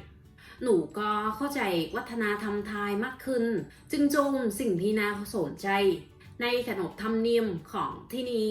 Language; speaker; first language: Thai; non-native, learner; Vietnamese